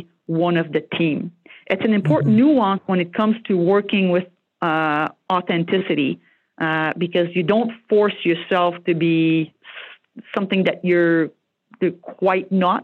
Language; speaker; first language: English; non-native, fluent; French